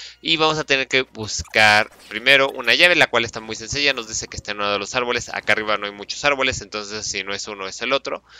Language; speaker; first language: Spanish; native; Spanish